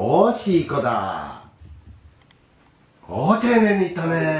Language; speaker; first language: Japanese; native; Japanese